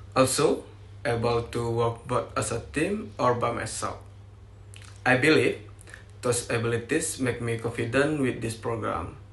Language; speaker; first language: English; non-native, learner; Indonesian